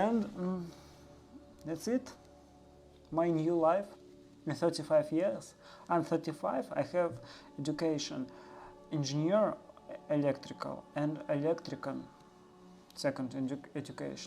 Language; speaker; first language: English; non-native, learner; Russian